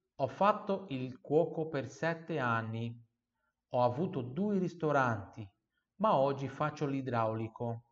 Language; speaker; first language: Italian; non-native, fluent; Portuguese